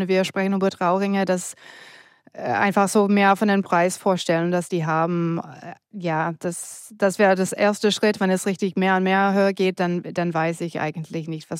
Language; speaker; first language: German; non-native, fluent; English